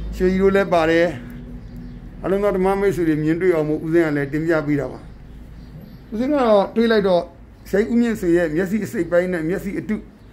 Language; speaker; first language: Burmese; native; Burmese